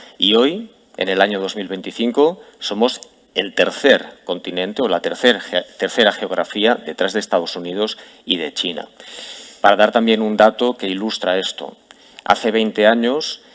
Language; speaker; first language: Spanish; native; Spanish